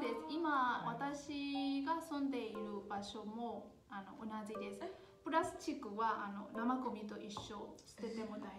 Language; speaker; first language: Japanese; non-native, fluent; Burmese